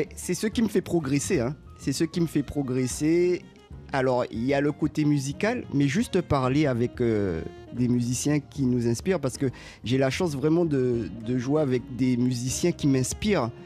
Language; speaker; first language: French; native; French